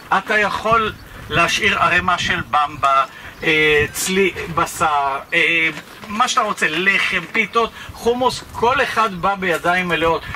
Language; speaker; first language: Hebrew; native; Hebrew